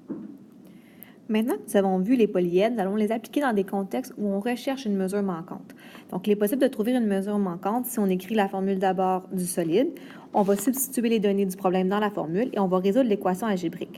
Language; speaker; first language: French; native; French